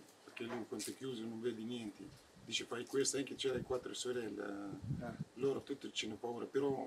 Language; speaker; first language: Italian; non-native, learner; Arabic